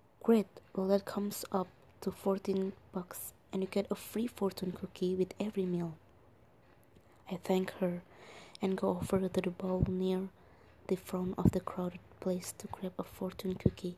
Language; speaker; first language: English; non-native, learner; Indonesian